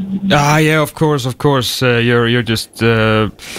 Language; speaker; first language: English; non-native, fluent; Icelandic